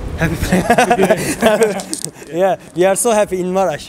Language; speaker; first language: English; non-native, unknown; Turkish